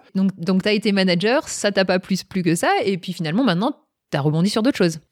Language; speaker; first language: French; native; French